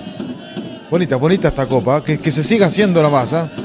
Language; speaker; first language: Spanish; native; Spanish